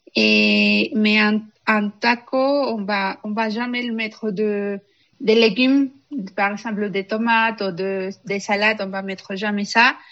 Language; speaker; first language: French; non-native, fluent; Spanish